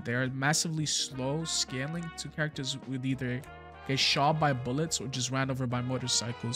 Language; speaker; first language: English; native; English